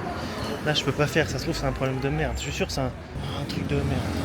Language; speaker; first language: French; native; French